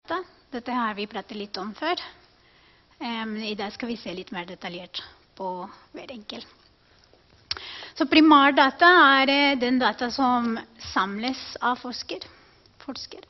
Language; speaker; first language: Norwegian; non-native, fluent; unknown